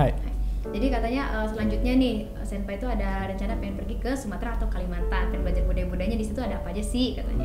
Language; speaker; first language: Indonesian; native; Indonesian